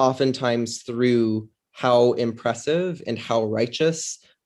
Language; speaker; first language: English; native; English